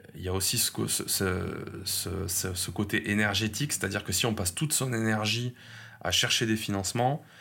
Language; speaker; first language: French; native; French